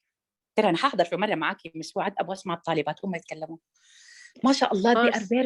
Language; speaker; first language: Arabic; native; Arabic